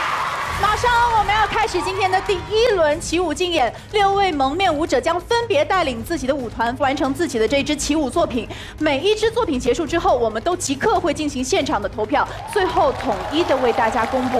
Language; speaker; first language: Chinese; native; Chinese